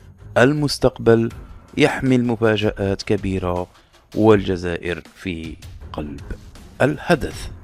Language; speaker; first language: Arabic; native; Arabic